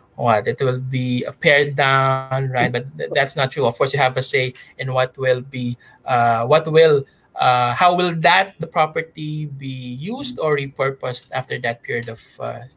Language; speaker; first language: English; non-native, local second language; Pampanga